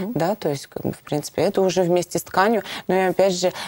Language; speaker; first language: Russian; native; Russian